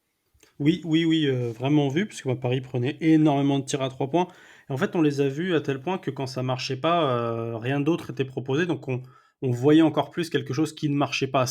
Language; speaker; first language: French; native; French